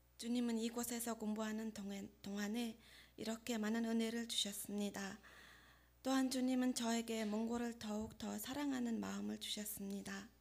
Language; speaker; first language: Korean; non-native, fluent; Mongolian